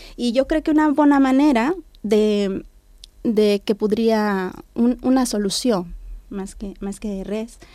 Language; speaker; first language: Catalan; non-native, learner; Spanish